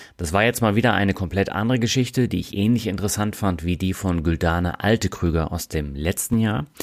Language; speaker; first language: German; native; German